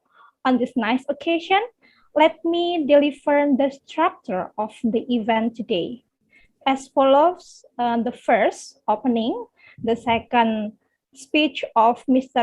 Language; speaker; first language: English; non-native, learner; Indonesian